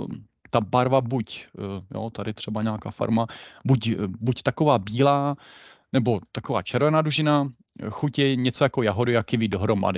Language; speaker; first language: Czech; native; Czech